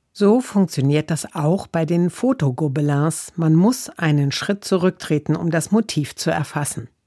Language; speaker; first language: German; native; German